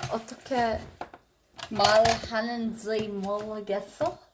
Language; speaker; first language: Korean; early bilingual, heritage; English